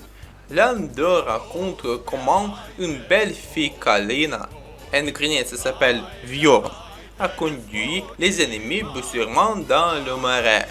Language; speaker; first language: French; non-native, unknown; Ukrainian